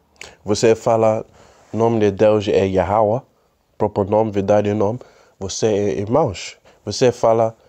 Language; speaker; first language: Portuguese; non-native, learner; Spanish